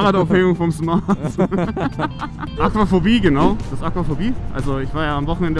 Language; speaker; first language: German; native; German